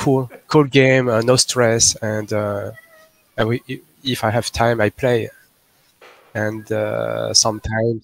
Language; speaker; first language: English; non-native, learner; French